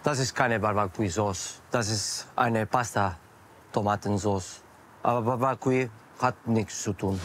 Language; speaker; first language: German; non-native, learner; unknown